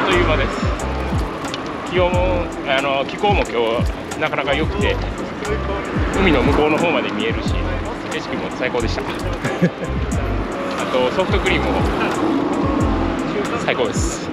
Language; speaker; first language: Japanese; native; Japanese